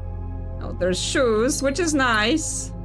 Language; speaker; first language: English; native; English